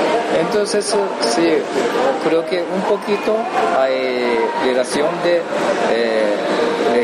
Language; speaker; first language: Spanish; non-native, learner; Japanese